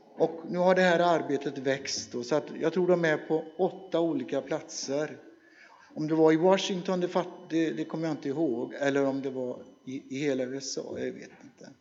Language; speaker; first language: Swedish; native; Swedish